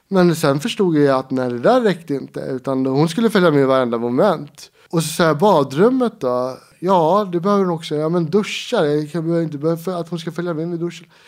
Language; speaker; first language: Swedish; native; Swedish